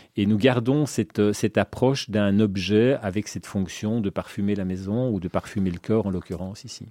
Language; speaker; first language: French; native; French